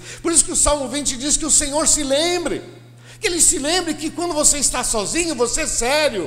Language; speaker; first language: Portuguese; native; Portuguese